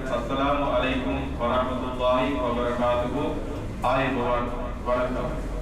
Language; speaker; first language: Sinhala; non-native, local second language; Tamil